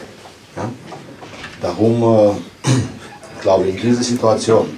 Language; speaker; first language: German; non-native, fluent; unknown